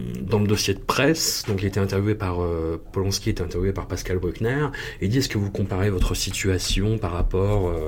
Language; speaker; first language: French; native; French